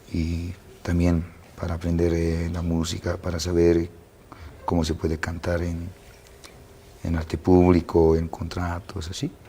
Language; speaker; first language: Spanish; non-native, local second language; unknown